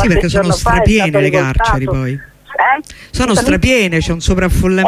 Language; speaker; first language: Italian; native; Italian